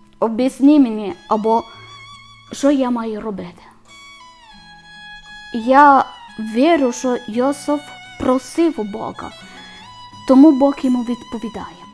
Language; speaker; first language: Ukrainian; non-native, learner; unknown